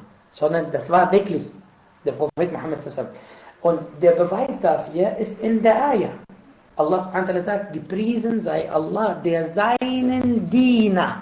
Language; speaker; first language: German; non-native, fluent; Arabic